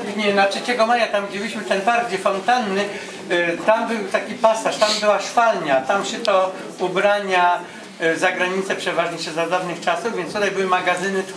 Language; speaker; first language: Polish; native; Polish